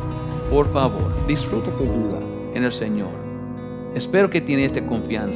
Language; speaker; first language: Spanish; non-native, fluent; English